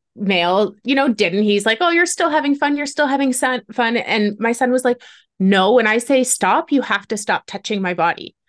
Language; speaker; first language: English; native; English